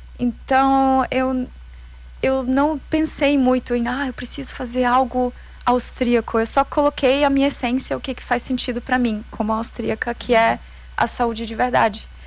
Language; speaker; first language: Portuguese; non-native, fluent; German